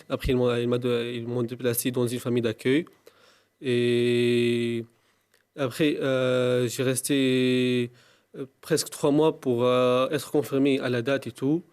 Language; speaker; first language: French; non-native, local second language; Arabic